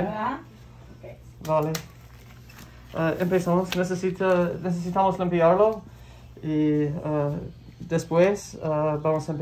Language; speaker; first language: Spanish; non-native, learner; English